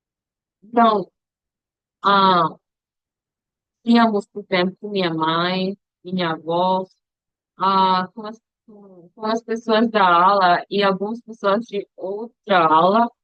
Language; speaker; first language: Portuguese; non-native, learner; Spanish